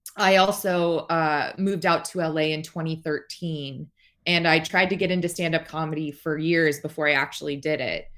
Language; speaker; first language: English; native; English